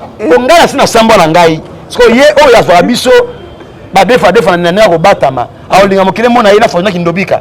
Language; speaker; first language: Lingala; non-native, local second language; Mongo